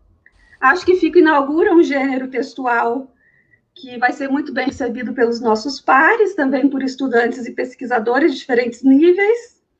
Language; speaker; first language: Portuguese; native; Portuguese